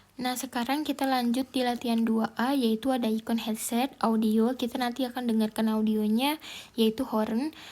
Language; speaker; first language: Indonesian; native; Indonesian